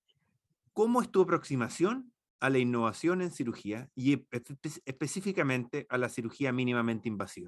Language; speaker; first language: Spanish; native; Spanish